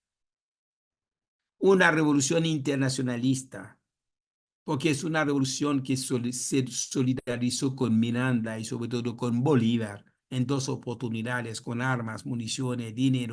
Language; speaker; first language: Spanish; non-native, fluent; Haitian Creole